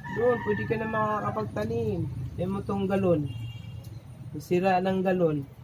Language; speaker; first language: Filipino; native; Filipino